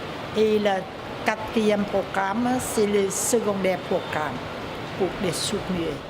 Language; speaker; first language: French; non-native, learner; Vietnamese